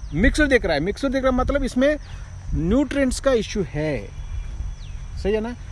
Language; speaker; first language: Hindi; non-native, local second language; Telugu